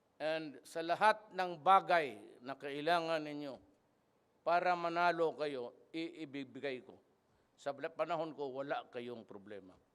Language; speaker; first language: Filipino; non-native, local second language; Cebuano